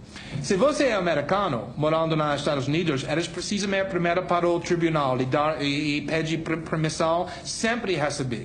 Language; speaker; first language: Portuguese; non-native, fluent; English